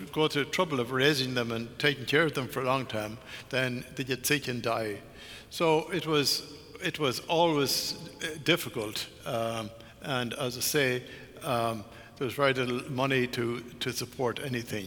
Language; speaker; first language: English; native; English